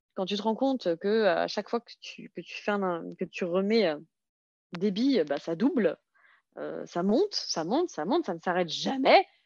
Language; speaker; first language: French; early bilingual, other home language; Serbian